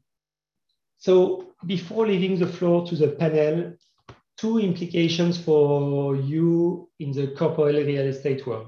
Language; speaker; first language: English; non-native, fluent; French